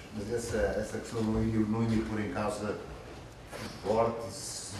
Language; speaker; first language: Portuguese; native; Portuguese